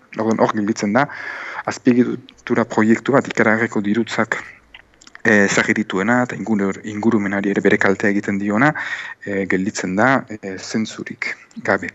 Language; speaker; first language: Basque; native; Basque